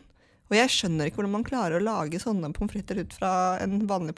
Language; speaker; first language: Norwegian; native; Norwegian